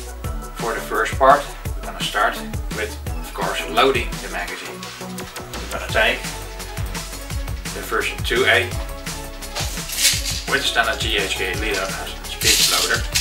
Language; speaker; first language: English; non-native, fluent; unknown